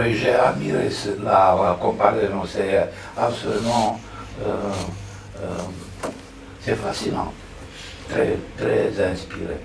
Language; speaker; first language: French; non-native, fluent; Romanian